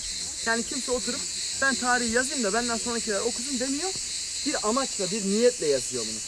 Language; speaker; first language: Turkish; native; Turkish